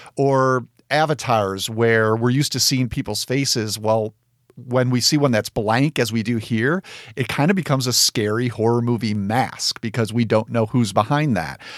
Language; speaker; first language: English; native; English